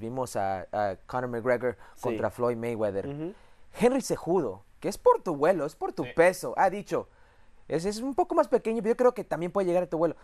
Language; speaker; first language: Spanish; native; Spanish